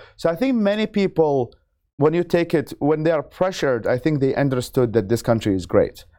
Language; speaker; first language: English; non-native, fluent; Arabic